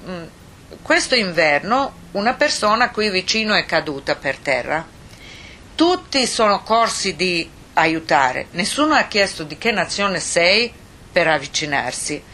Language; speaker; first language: Italian; non-native, fluent; Croatian